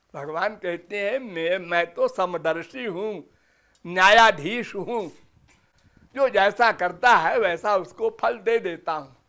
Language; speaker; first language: Hindi; native; Hindi